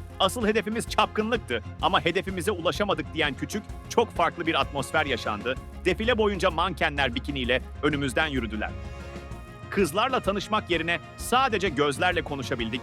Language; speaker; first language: Turkish; native; Turkish